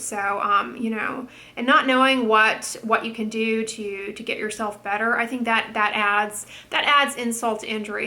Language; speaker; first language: English; native; English